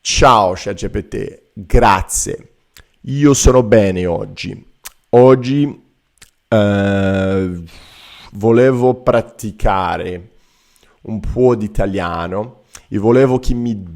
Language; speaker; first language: Italian; non-native, learner; Portuguese